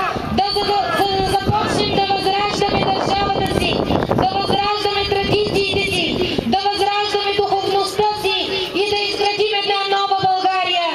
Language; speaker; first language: Bulgarian; native; Bulgarian